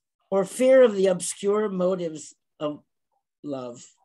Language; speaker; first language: English; native; English